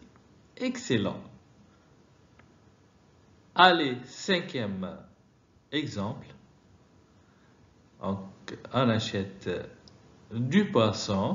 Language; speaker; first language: French; non-native, fluent; Arabic